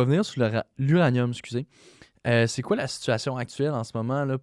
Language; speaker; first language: French; native; French